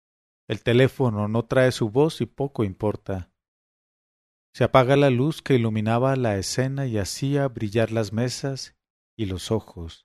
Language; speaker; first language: Spanish; native; Spanish